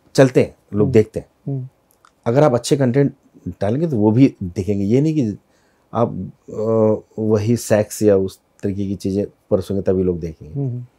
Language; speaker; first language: Hindi; native; Hindi